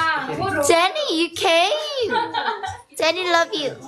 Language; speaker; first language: English; non-native, learner; Korean